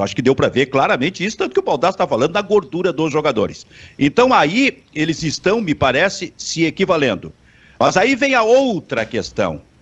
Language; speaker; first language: Portuguese; native; Portuguese